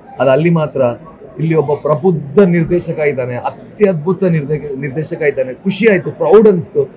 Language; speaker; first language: Kannada; non-native, local second language; Tulu